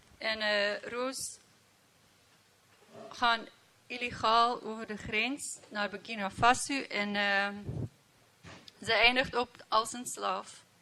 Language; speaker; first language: Dutch; non-native, learner; English